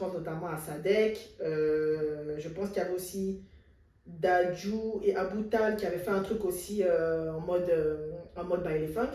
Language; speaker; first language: French; native; French